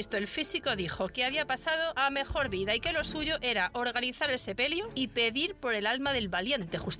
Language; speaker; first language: Spanish; native; Spanish